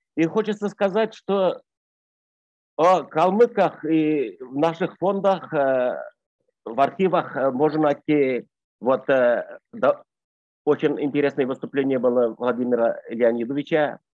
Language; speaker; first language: Russian; non-native, local second language; Bashkir